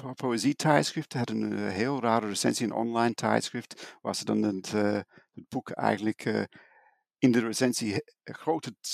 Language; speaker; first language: Dutch; non-native, fluent; English